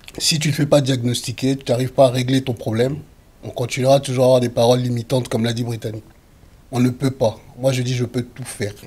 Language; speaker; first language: French; early bilingual, other home language; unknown